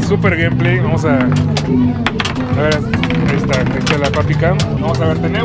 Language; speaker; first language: Spanish; native; Spanish